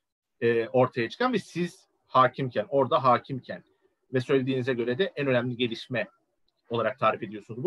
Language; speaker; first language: Turkish; native; Turkish